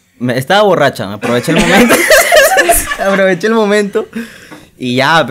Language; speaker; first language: Spanish; native; Spanish